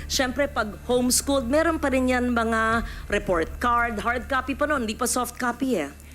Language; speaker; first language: Filipino; native; Filipino